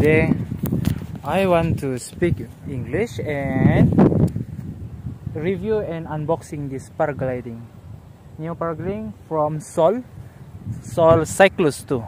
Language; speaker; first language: English; non-native, learner; Malay